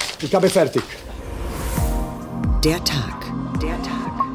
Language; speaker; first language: German; non-native, learner; Italian